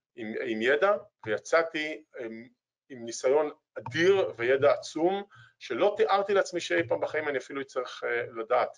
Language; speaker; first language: Hebrew; native; Hebrew